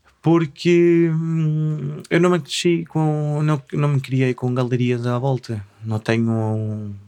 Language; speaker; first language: Portuguese; non-native, fluent; Spanish